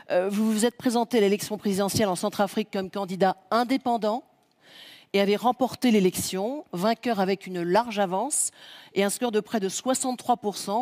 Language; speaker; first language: French; early bilingual, heritage; French